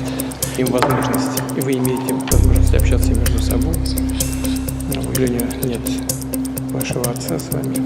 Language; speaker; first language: Russian; native; Russian